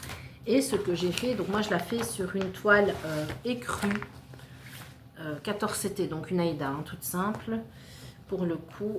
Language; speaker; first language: French; native; French